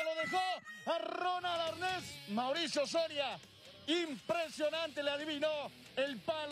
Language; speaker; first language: Spanish; native; Spanish